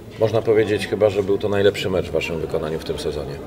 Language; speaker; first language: Polish; native; Polish